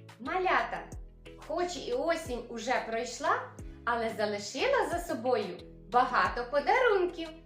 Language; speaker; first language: Ukrainian; native; Ukrainian